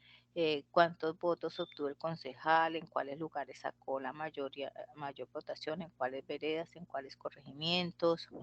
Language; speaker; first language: Spanish; native; Spanish